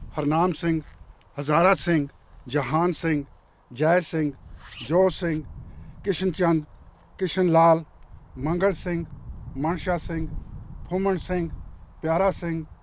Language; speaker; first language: English; non-native, local second language; Punjabi